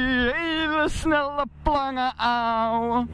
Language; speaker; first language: Dutch; native; Dutch